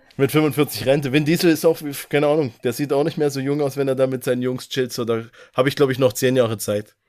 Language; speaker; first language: German; native; German